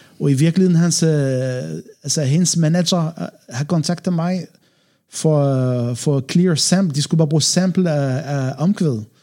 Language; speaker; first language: Danish; non-native, fluent; Arabic